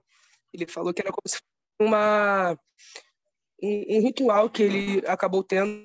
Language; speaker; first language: Portuguese; native; Portuguese